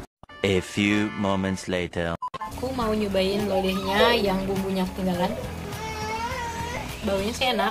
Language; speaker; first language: Indonesian; native; Indonesian